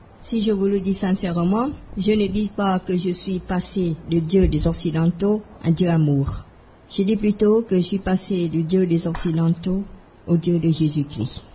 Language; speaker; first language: French; non-native, fluent; Khmer